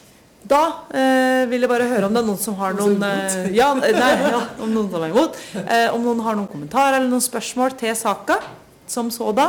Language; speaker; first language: Norwegian; native; Norwegian